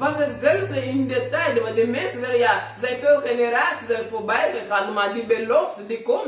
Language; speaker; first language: Dutch; non-native, learner; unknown